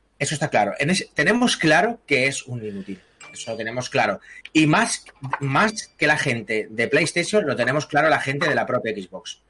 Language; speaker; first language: Spanish; native; Spanish